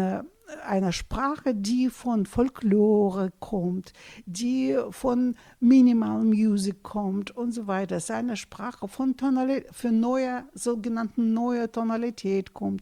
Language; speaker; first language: German; non-native, fluent; Russian